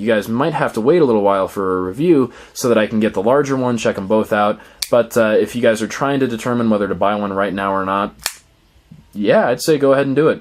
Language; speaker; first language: English; native; English